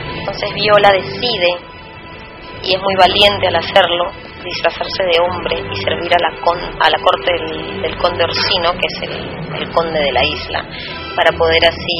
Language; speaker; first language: Spanish; native; Spanish